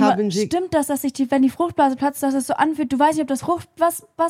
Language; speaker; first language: German; early bilingual, other home language; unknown